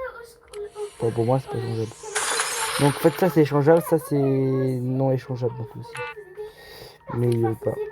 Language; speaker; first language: French; native; French